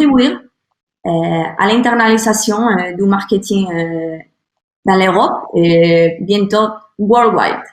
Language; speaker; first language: French; non-native, learner; Spanish